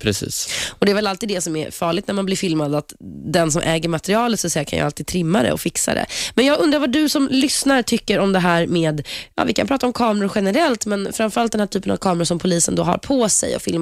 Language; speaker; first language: Swedish; native; Swedish